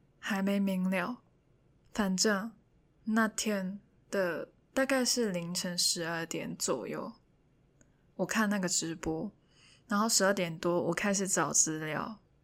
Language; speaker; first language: Chinese; non-native, local second language; Cantonese